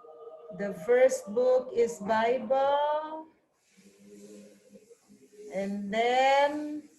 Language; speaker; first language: English; non-native, learner; Indonesian